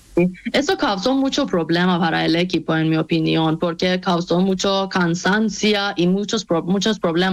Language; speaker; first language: Spanish; non-native, fluent; Persian